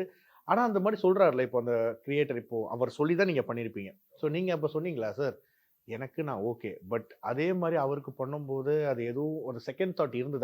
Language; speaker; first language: Tamil; native; Tamil